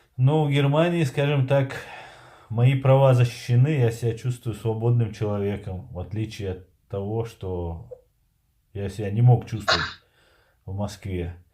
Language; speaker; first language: Russian; non-native, local second language; Chechen